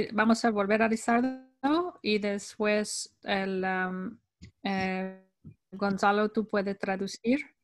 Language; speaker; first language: Spanish; non-native, fluent; English